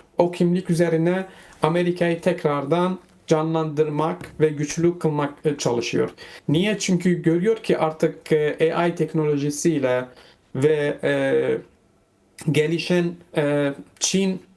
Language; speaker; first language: Turkish; non-native, fluent; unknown